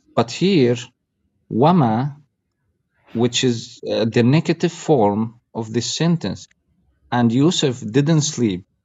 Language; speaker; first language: English; non-native, fluent; Arabic